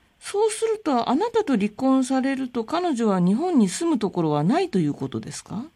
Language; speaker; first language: Japanese; native; Japanese